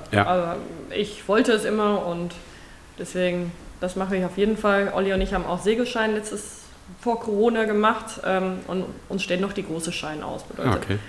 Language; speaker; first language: German; non-native, fluent; Afrikaans